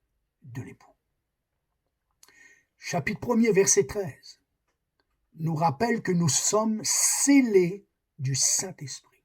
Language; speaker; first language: French; native; French